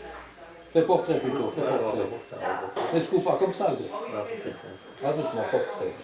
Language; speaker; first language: French; native; French